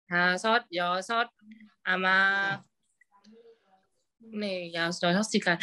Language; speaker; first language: Korean; non-native, learner; Vietnamese